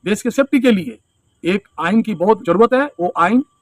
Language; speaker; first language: Hindi; non-native, local second language; Bangla